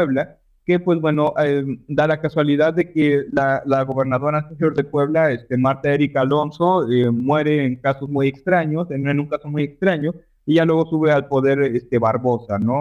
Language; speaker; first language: Spanish; native; Spanish